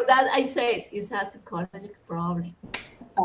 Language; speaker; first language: English; non-native, learner; Spanish